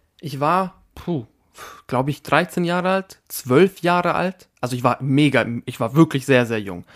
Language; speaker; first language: German; early bilingual, other home language; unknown